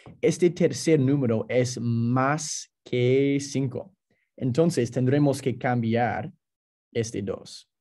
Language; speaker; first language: Spanish; non-native, fluent; English